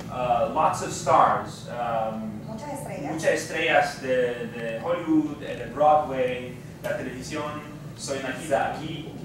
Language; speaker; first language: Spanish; non-native, learner; Romanian